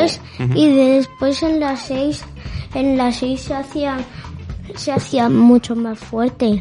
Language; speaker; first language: Spanish; native; Spanish